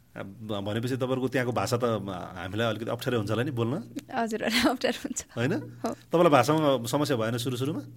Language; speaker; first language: Nepali; native; Nepali